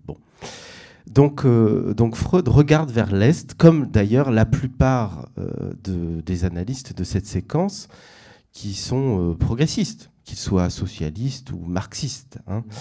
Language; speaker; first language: French; native; French